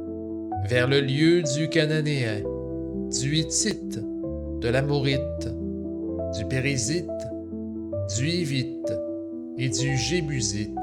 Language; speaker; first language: French; native; French